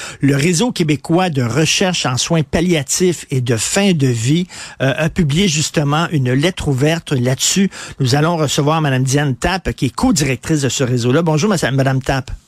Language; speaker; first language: French; native; French